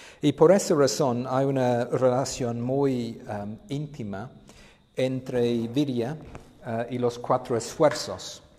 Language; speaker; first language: Spanish; non-native, fluent; English